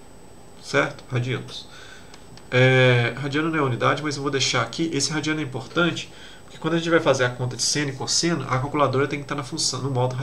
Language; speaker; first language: Portuguese; native; Portuguese